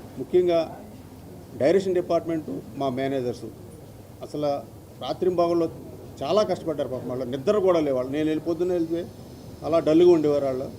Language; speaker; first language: Telugu; native; Telugu